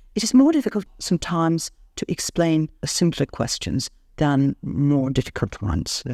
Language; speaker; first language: English; non-native, fluent; Armenian